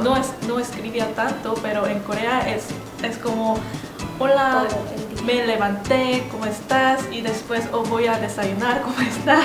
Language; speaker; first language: Spanish; non-native, fluent; Korean